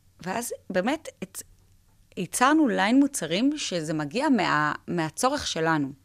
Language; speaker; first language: Hebrew; native; Hebrew